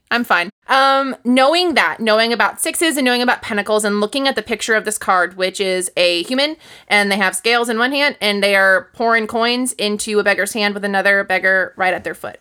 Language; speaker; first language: English; native; English